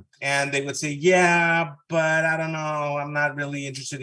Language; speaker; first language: English; early bilingual, other home language; Spanish